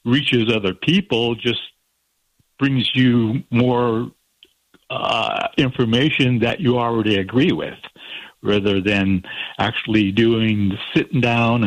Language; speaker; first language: English; native; English